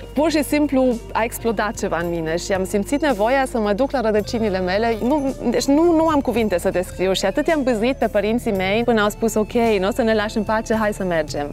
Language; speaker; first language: Romanian; non-native, local second language; German